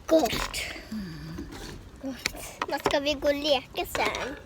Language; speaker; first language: Swedish; early bilingual, other home language; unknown